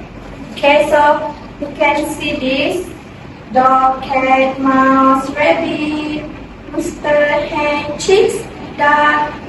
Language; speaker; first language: English; non-native, local second language; Malay